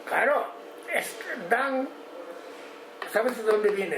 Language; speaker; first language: Spanish; non-native, learner; Japanese